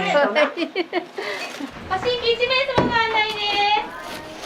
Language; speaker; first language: Japanese; native; Japanese